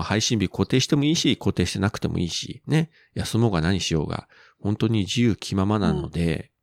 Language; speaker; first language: Japanese; native; Japanese